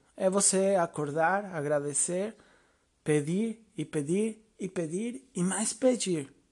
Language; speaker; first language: Portuguese; non-native, fluent; Spanish